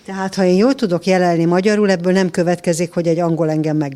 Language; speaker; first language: Hungarian; native; Hungarian